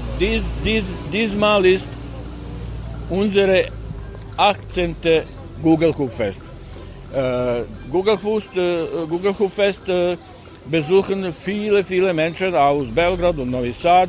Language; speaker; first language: German; non-native, learner; Serbian